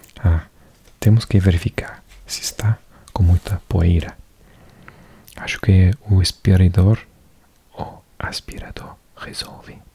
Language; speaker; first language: Portuguese; non-native, learner; English